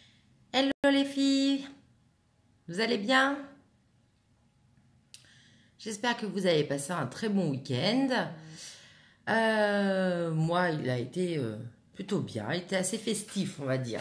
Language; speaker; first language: French; native; French